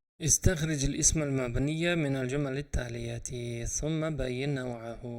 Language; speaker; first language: Arabic; non-native, fluent; Uzbek